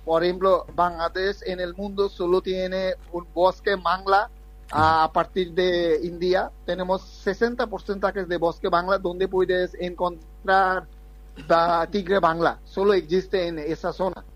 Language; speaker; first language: Spanish; non-native, fluent; Bangla